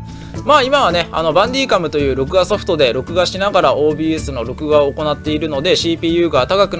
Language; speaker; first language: Japanese; native; Japanese